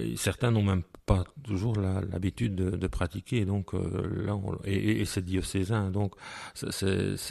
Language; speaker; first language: French; native; French